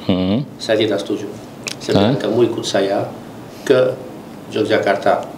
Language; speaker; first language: Indonesian; non-native, learner; Italian